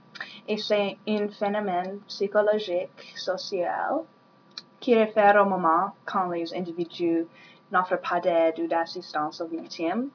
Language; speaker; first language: French; non-native, learner; English